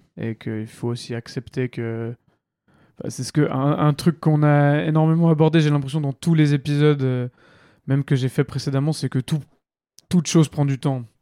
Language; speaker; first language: French; native; French